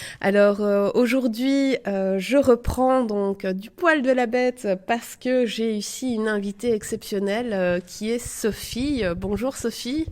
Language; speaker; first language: French; native; French